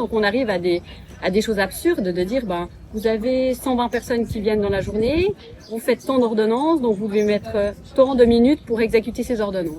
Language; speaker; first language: French; native; French